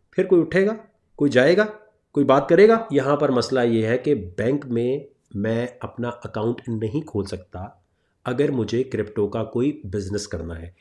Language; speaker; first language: Urdu; native; Urdu